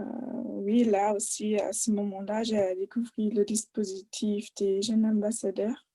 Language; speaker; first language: French; non-native, fluent; German